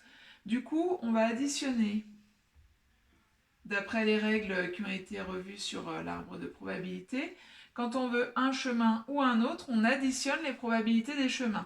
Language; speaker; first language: French; native; French